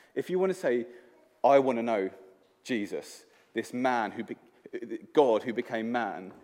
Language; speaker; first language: English; native; English